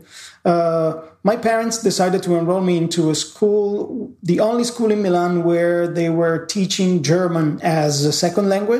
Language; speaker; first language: English; non-native, fluent; Italian